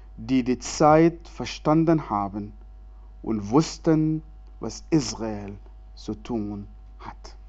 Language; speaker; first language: German; non-native, fluent; Arabic